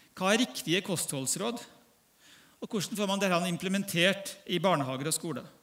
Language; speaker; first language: Norwegian; native; Norwegian